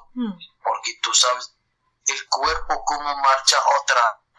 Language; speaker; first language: Spanish; non-native, learner; Arabic